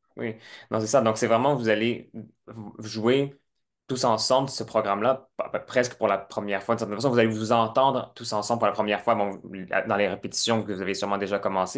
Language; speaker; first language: French; native; French